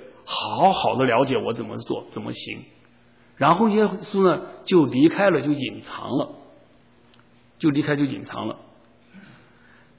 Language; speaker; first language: Chinese; native; Chinese